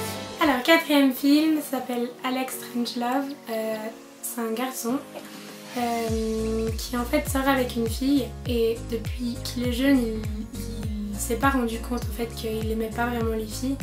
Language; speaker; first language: French; native; French